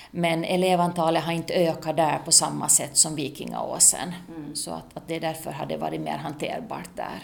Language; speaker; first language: Swedish; native; Swedish